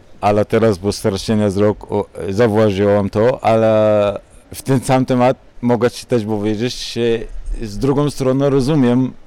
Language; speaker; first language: Polish; non-native, learner; Arabic